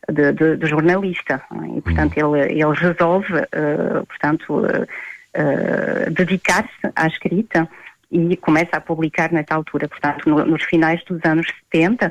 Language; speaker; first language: Portuguese; native; Portuguese